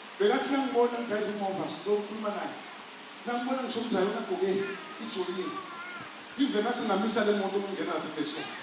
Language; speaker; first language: Zulu; non-native, local second language; Swati